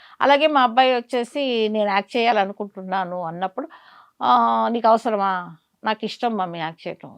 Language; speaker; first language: Telugu; native; Telugu